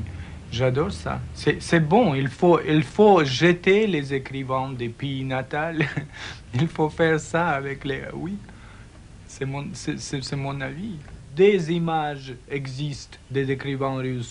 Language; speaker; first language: French; non-native, fluent; Russian